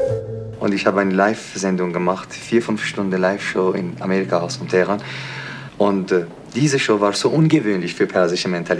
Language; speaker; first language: German; non-native, fluent; Persian